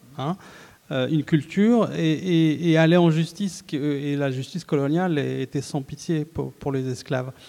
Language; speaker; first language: French; early bilingual, other home language; Arabic